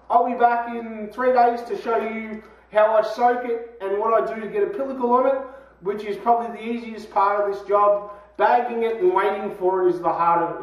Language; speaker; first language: English; native; English